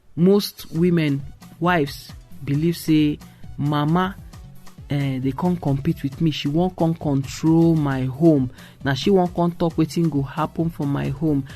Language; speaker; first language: Nigerian Pidgin; non-native, local second language; Igbo